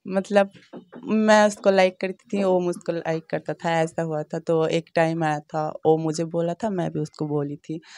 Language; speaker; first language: Hindi; non-native, local second language; Bangla